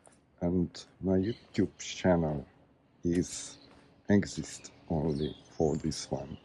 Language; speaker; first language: English; non-native, learner; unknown